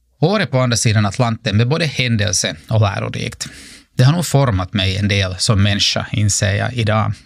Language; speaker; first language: Swedish; native; Swedish